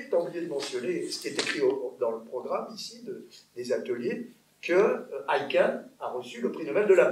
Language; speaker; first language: French; native; French